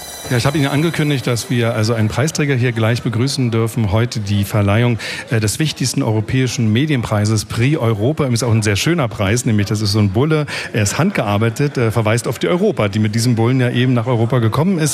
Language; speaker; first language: German; native; German